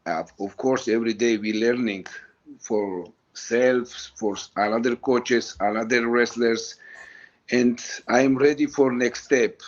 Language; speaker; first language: English; non-native, learner; Georgian